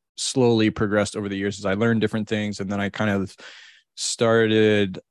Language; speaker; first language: English; native; English